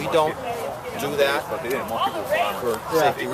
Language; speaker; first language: English; native; English